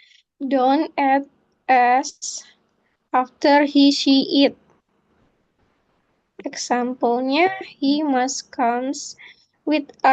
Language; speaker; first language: English; non-native, fluent; Indonesian